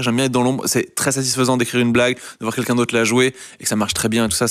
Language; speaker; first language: French; native; French